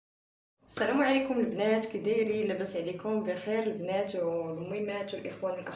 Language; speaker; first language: Arabic; native; Arabic